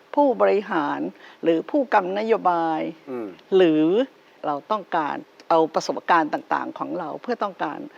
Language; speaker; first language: Thai; native; Thai